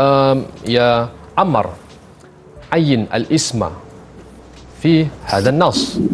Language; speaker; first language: Arabic; non-native, fluent; Malay